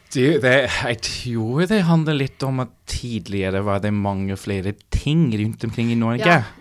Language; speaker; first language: Norwegian; non-native, fluent; English